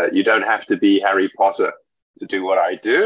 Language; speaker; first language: English; native; English